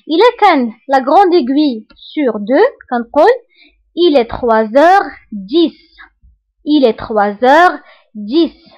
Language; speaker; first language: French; non-native, local second language; Arabic